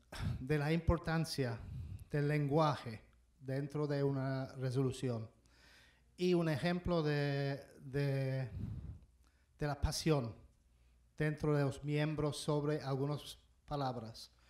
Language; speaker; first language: Spanish; non-native, fluent; English